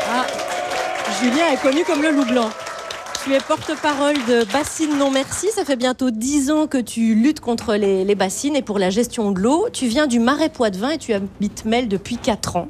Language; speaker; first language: French; native; French